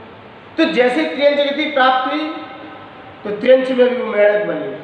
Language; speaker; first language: Hindi; native; Hindi